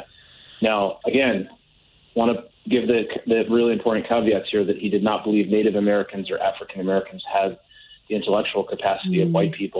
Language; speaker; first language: English; native; English